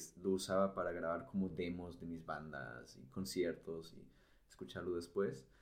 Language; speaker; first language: Spanish; non-native, fluent; German